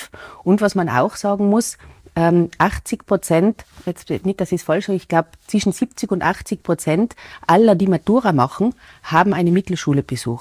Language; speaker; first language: German; native; German